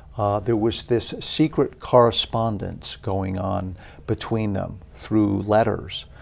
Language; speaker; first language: English; native; English